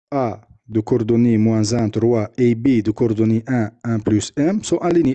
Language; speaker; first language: French; non-native, local second language; Arabic